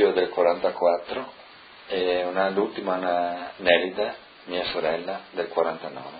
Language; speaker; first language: Italian; non-native, local second language; Friulian